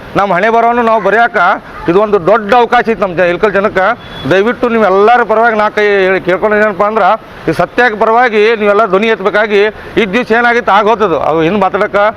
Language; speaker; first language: Kannada; non-native, local second language; Urdu